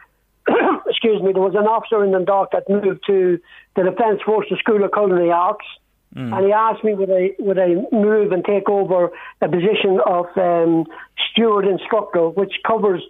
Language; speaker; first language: English; native; English